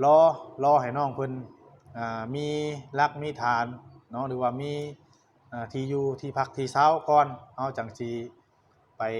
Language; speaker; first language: Thai; non-native, local second language; Lao